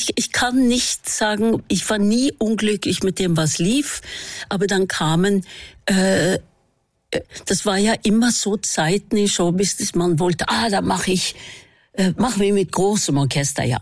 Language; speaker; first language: German; non-native, fluent; Norwegian